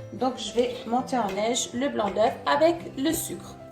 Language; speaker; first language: French; non-native, local second language; Arabic